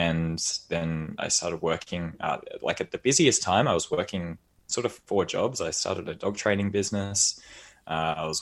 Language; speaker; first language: English; native; English